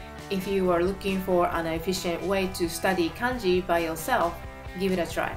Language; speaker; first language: English; non-native, fluent; Japanese